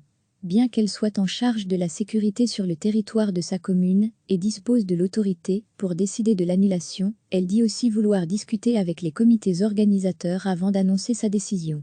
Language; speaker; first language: French; native; French